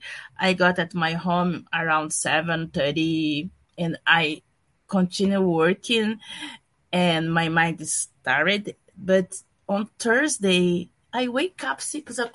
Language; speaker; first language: English; non-native, learner; Portuguese